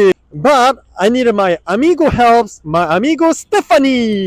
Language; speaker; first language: English; non-native, learner; Korean